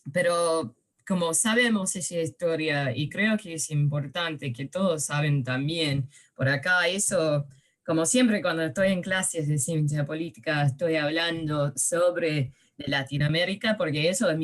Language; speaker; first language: Spanish; early bilingual, heritage; Spanish